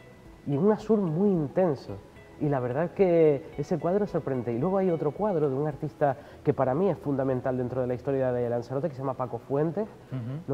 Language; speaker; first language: Spanish; native; Spanish